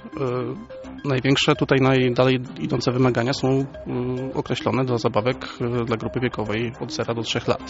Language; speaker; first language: Polish; native; Polish